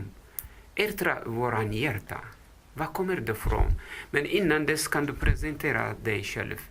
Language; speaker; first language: Swedish; non-native, fluent; Tigrinya